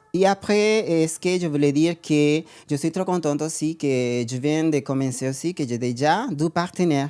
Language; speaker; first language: French; non-native, learner; Spanish